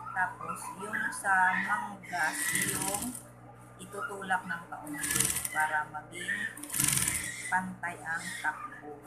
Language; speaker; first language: Filipino; non-native, local second language; Waray